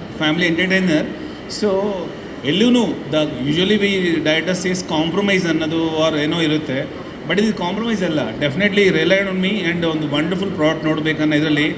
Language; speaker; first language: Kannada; non-native, learner; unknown